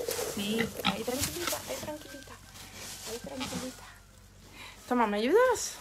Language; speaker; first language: Spanish; native; Spanish